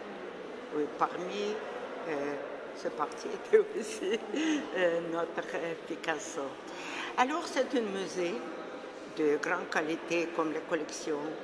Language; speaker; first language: French; non-native, fluent; Russian